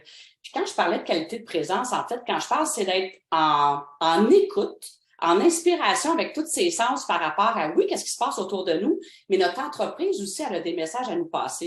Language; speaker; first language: French; native; French